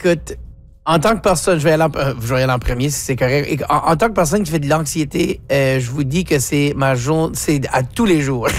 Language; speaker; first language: French; native; French